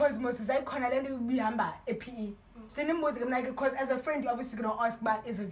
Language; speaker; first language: English; non-native, local second language; Xhosa